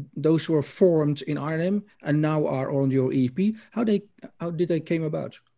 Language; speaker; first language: English; non-native, learner; Dutch